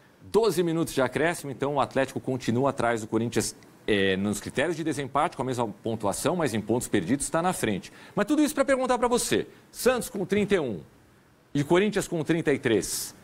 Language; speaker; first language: Portuguese; native; Portuguese